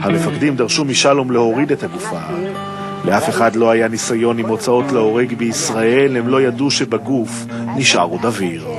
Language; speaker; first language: Hebrew; native; Hebrew